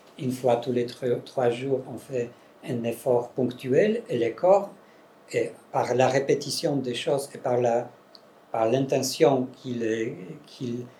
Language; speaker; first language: French; non-native, fluent; Polish